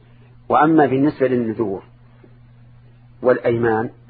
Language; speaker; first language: Arabic; native; Arabic